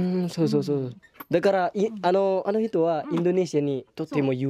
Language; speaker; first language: Japanese; non-native, learner; Indonesian